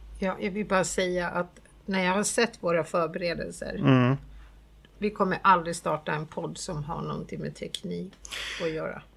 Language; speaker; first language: Swedish; native; Swedish